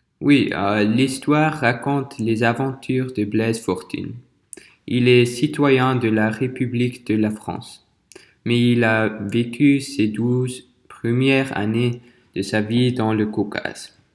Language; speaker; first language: French; non-native, fluent; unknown